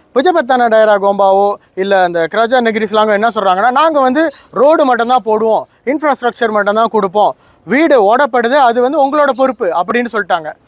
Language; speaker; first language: Tamil; early bilingual, heritage; Tamil